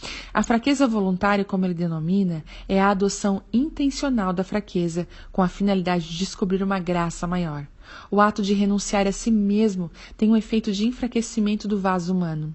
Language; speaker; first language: Portuguese; native; Portuguese